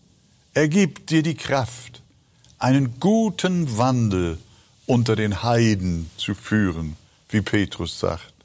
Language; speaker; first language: German; native; German